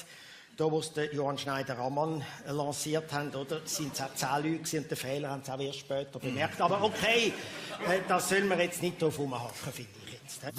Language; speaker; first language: German; native; German